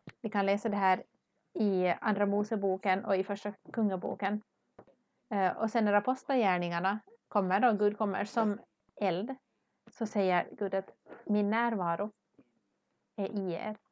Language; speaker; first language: Swedish; non-native, learner; English